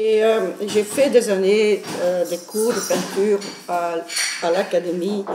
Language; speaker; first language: French; non-native, local second language; Dutch